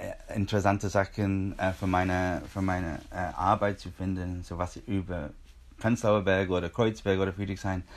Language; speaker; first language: German; non-native, fluent; English